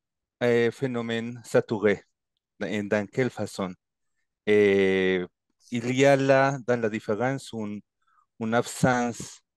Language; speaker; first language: French; non-native, learner; Spanish